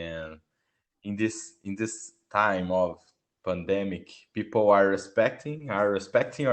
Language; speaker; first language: English; non-native, learner; Portuguese